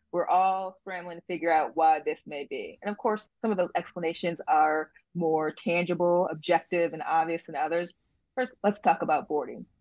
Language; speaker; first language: English; native; English